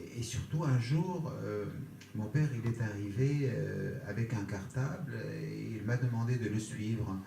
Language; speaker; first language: French; non-native, fluent; Kurdish